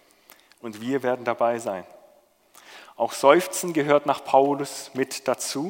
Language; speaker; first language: German; native; German